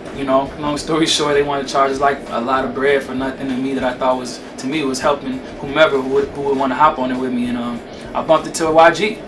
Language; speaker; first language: English; native; English